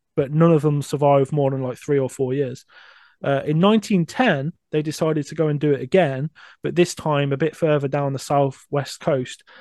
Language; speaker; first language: English; native; English